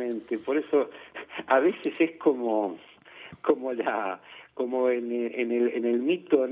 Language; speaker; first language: Spanish; native; Spanish